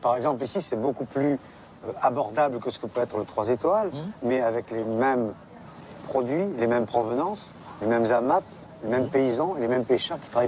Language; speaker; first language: French; native; French